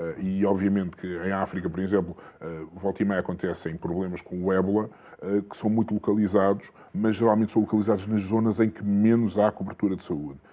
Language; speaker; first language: Portuguese; early bilingual, other home language; Kabuverdianu